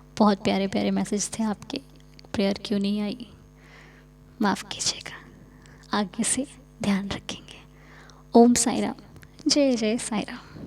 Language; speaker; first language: Hindi; native; Hindi